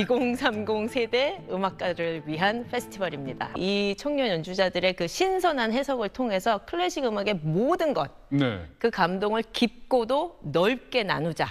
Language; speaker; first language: Korean; native; Korean